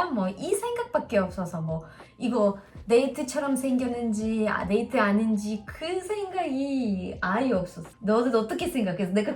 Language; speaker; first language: Korean; non-native, learner; Russian